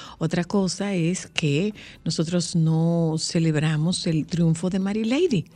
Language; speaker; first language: Spanish; native; Spanish